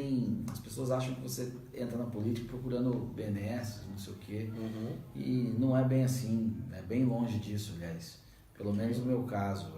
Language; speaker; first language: Portuguese; native; Portuguese